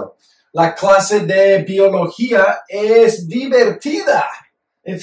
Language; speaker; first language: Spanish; non-native, fluent; English